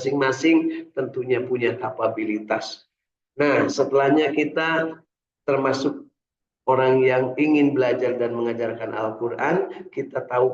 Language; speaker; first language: Indonesian; native; Indonesian